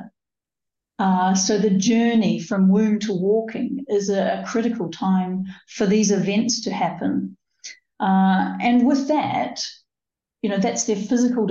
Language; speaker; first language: English; native; English